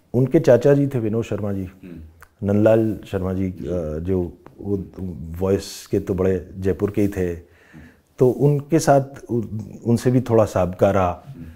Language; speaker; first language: Hindi; non-native, local second language; Rajasthani